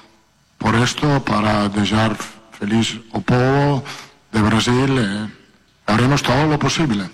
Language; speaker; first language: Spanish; non-native, fluent; Italian